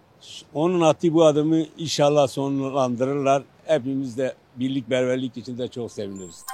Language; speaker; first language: Turkish; non-native, local second language; Kurdish